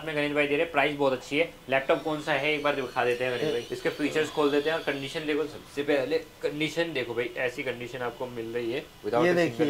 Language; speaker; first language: Hindi; native; Hindi